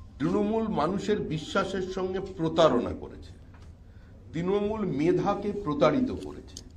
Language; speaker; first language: Bangla; native; Bangla